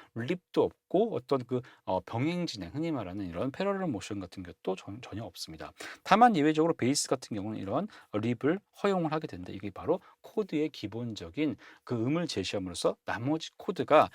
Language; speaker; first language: Korean; native; Korean